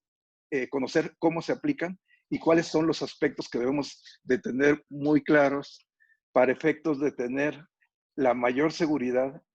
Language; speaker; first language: Spanish; native; Spanish